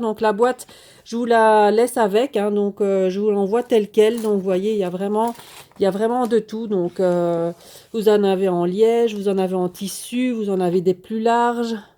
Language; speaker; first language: French; native; French